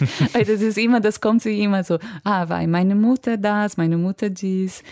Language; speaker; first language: German; non-native, fluent; Portuguese